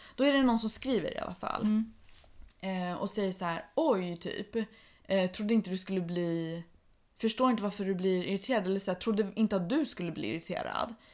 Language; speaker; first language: Swedish; early bilingual, other home language; Persian